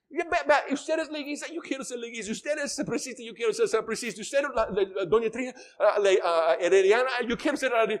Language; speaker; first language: Spanish; non-native, fluent; English